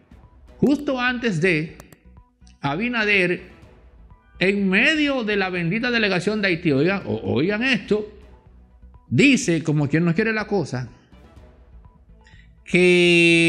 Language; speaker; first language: Spanish; native; Spanish